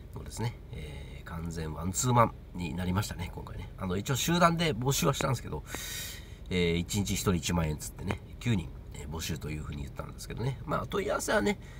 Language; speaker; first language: Japanese; native; Japanese